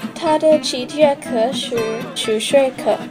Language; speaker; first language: Chinese; non-native, learner; English